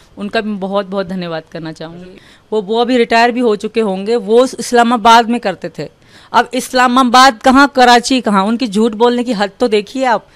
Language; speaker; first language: Urdu; non-native, local second language; Sindhi